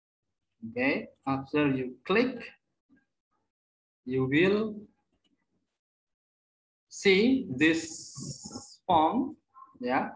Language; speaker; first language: English; non-native, learner; Indonesian